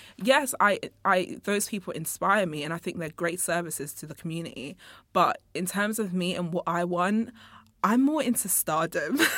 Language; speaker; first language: English; native; English